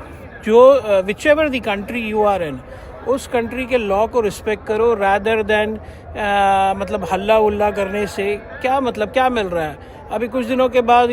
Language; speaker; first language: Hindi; non-native, local second language; Malayalam